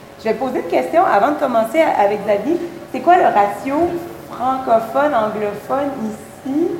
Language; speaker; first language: French; native; French